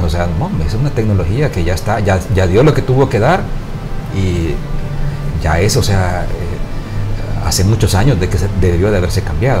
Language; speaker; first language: Spanish; native; Spanish